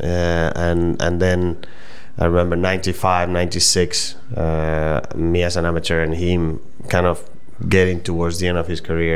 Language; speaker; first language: English; non-native, fluent; Spanish